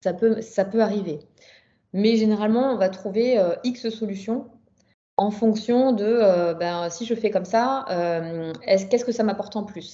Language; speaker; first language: French; native; French